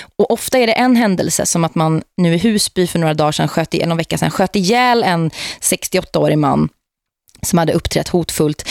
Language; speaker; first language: Swedish; native; Swedish